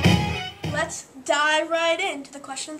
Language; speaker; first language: English; native; English